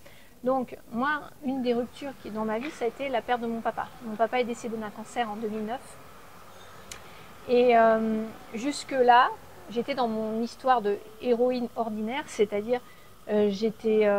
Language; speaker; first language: French; native; French